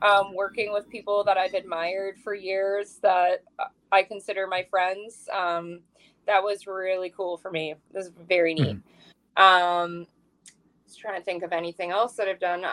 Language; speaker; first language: English; native; English